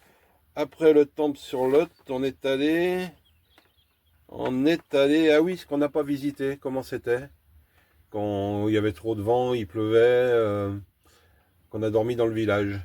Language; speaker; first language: French; native; French